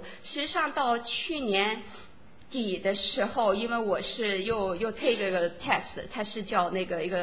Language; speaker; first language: Chinese; native; Chinese